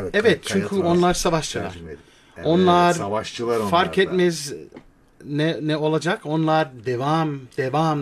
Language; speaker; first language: Turkish; non-native, learner; English